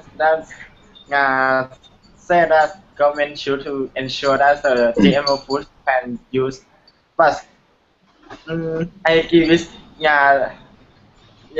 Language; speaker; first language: English; non-native, learner; Thai